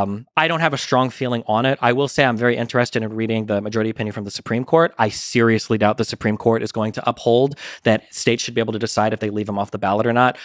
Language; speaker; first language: English; native; English